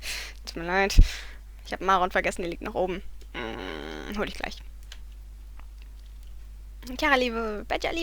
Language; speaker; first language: German; native; German